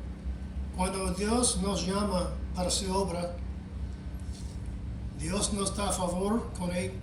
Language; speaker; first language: Spanish; non-native, fluent; English